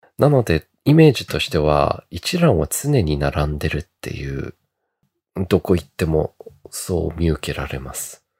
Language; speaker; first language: Japanese; early bilingual, heritage; Japanese